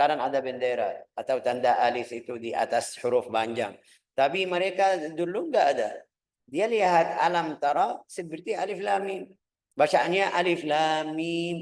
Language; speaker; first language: Indonesian; non-native, fluent; Arabic